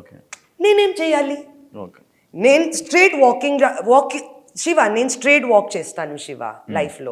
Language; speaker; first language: Telugu; non-native, local second language; Hindi